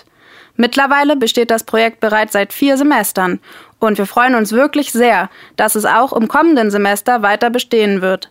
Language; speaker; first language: German; native; German